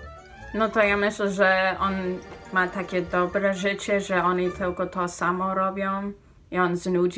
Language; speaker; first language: Polish; early bilingual, heritage; Polish